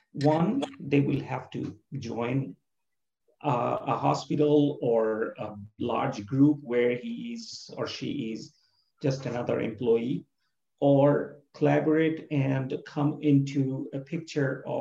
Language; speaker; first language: English; non-native, local second language; Bangla